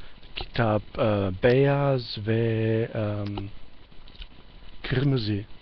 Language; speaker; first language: Turkish; non-native, learner; English